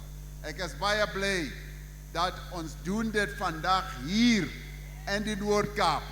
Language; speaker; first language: Afrikaans; non-native, local second language; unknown